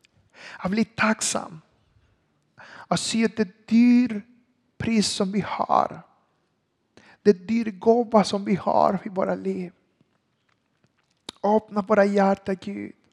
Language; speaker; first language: Swedish; non-native, learner; Spanish